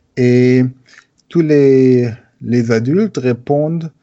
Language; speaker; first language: French; non-native, learner; German